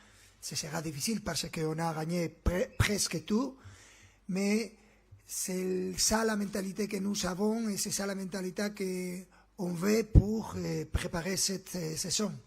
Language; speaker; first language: French; non-native, fluent; Spanish